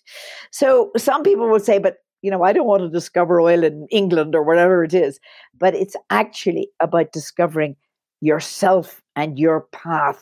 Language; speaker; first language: English; native; English